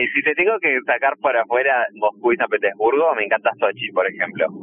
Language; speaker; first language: Spanish; native; Spanish